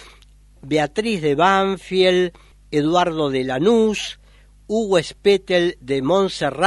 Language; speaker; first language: Spanish; native; Spanish